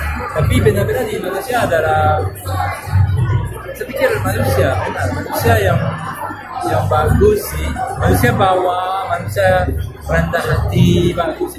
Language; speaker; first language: Indonesian; non-native, fluent; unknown